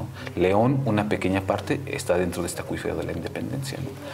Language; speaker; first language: Spanish; native; Spanish